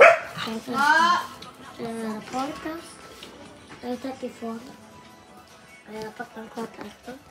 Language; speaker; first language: Italian; non-native, learner; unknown